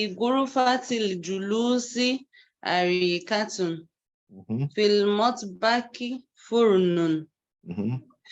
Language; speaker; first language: Arabic; non-native, learner; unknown